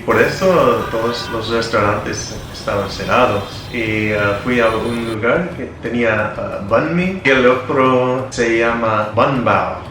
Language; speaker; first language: Spanish; non-native, fluent; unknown